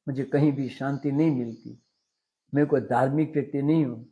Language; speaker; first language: Hindi; non-native, local second language; Gujarati